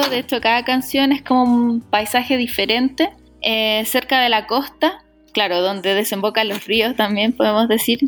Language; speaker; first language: Spanish; native; Spanish